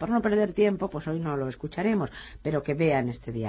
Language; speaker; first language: Spanish; native; Spanish